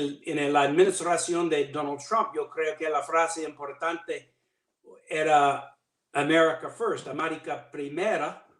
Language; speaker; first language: Spanish; non-native, learner; English